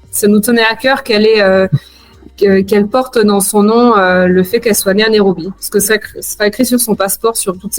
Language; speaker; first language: French; native; French